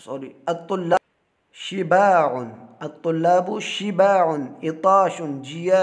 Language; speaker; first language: Arabic; non-native, fluent; Urdu